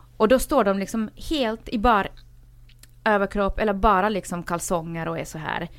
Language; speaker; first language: Swedish; native; Swedish